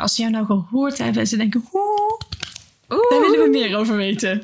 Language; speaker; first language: Dutch; native; Dutch